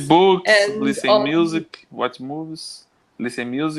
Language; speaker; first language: English; non-native, learner; Portuguese